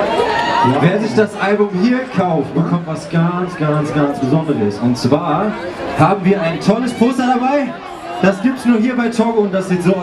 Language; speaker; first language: German; native; German